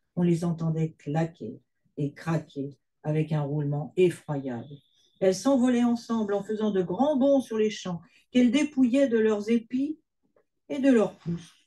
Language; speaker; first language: French; native; French